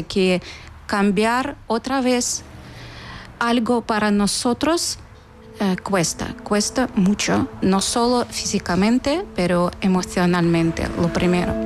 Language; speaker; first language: Spanish; non-native, fluent; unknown